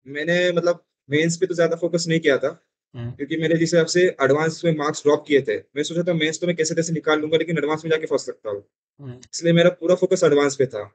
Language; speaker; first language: Hindi; non-native, local second language; Marathi